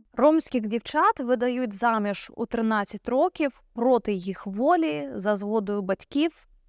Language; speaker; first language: Ukrainian; native; Ukrainian